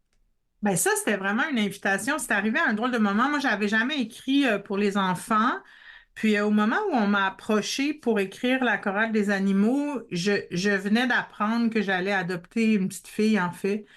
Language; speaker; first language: French; native; French